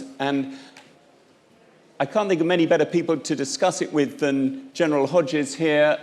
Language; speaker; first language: English; native; English